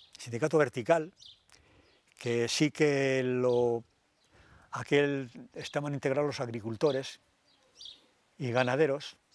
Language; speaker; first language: Spanish; native; Spanish